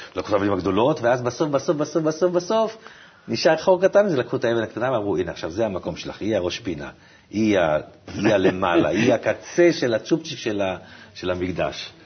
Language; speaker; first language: Hebrew; native; Hebrew